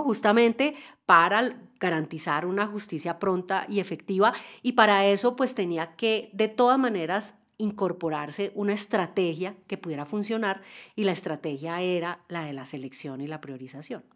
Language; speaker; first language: Spanish; native; Spanish